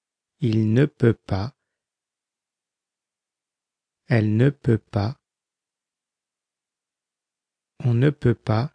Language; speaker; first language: French; non-native, fluent; English